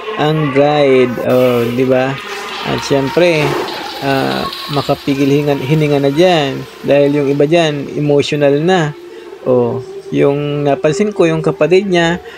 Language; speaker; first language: Filipino; non-native, local second language; Bikol